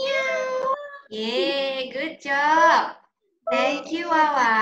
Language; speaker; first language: English; non-native, learner; Indonesian